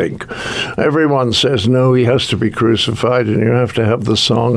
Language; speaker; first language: English; native; English